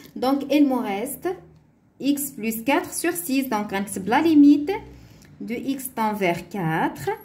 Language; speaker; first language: French; non-native, local second language; Arabic